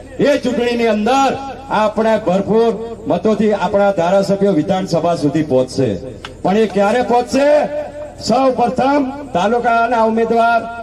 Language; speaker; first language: Gujarati; native; Gujarati